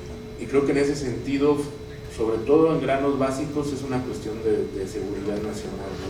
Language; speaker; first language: Spanish; native; Spanish